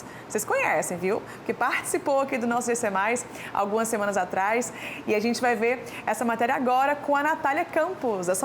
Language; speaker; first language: Portuguese; native; Portuguese